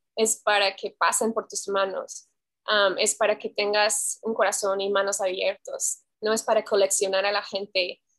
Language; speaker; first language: Spanish; non-native, fluent; English